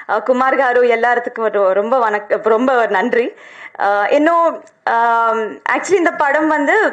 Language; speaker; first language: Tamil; non-native, learner; Telugu